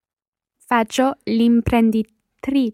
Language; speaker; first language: Italian; non-native, learner; English